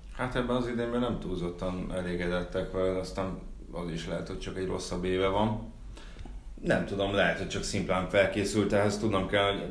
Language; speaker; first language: Hungarian; native; Hungarian